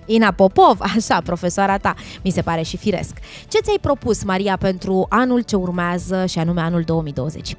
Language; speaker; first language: Romanian; native; Romanian